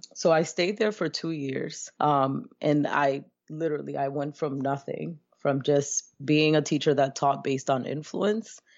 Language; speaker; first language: English; native; English